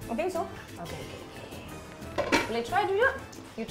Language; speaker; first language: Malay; non-native, local second language; Cantonese